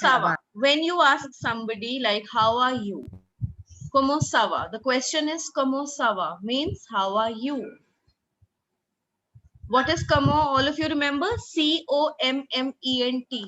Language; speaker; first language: English; non-native, local second language; Hindi